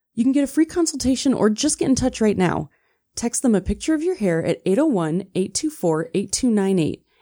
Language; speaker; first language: English; native; English